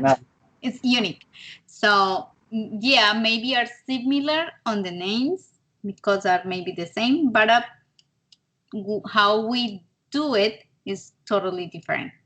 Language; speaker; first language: English; non-native, learner; Spanish